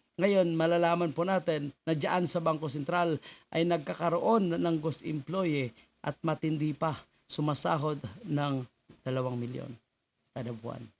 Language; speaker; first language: Filipino; native; Filipino